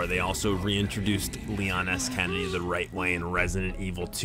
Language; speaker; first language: English; native; English